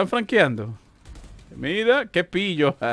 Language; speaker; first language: Spanish; native; Spanish